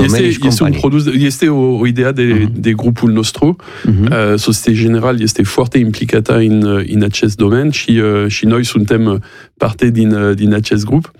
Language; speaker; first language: Romanian; non-native, learner; French